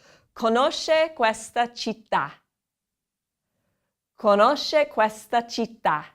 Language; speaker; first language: Italian; non-native, fluent; English